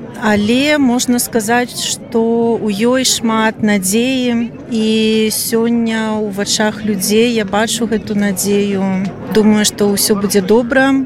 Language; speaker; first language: Belarusian; non-native, local second language; Russian